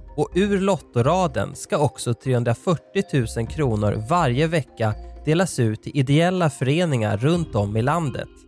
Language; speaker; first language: Swedish; native; Swedish